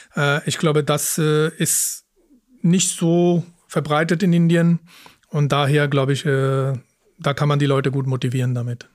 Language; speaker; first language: German; early bilingual, other home language; Punjabi